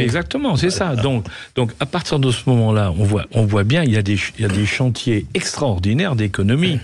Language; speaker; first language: French; native; French